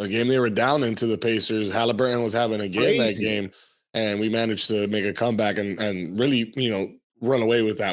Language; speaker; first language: English; native; English